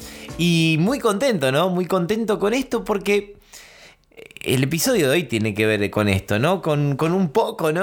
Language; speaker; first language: Spanish; native; Spanish